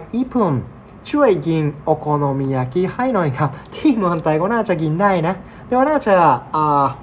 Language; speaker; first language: Thai; non-native, learner; Japanese